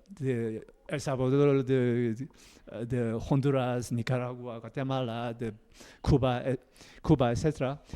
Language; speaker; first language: Spanish; non-native, learner; Korean